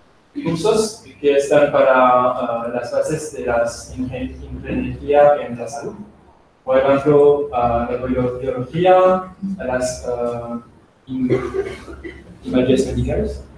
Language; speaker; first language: Spanish; non-native, learner; French